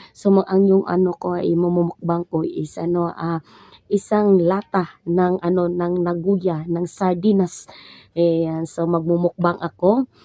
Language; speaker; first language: Filipino; non-native, local second language; Cebuano